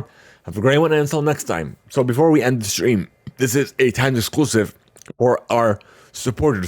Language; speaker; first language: English; early bilingual, heritage; Arabic